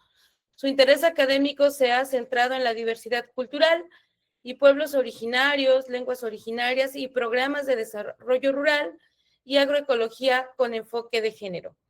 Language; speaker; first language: Spanish; native; Spanish